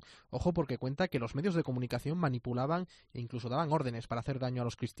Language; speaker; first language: Spanish; native; Spanish